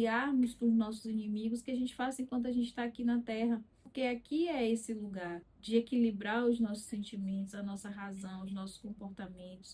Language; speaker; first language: Portuguese; native; Portuguese